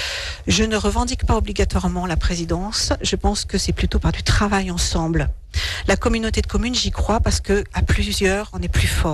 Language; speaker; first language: French; native; French